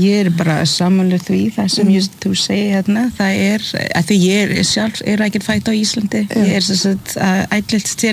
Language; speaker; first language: Icelandic; non-native, fluent; English